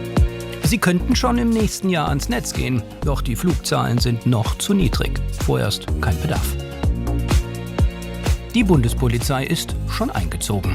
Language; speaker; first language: German; native; German